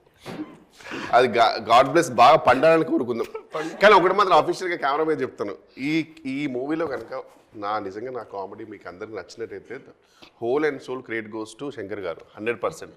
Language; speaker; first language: Telugu; native; Telugu